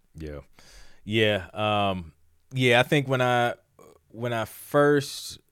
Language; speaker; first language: English; native; English